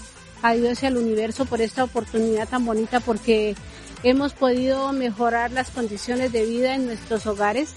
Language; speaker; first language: Spanish; native; Spanish